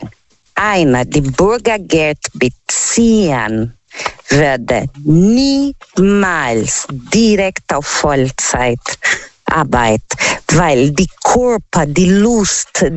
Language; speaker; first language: German; non-native, learner; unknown